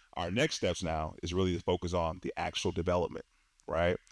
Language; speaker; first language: English; native; English